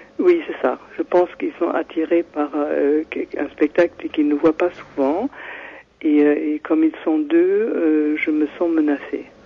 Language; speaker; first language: French; non-native, fluent; German